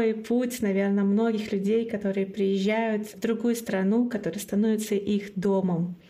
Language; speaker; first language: Russian; non-native, local second language; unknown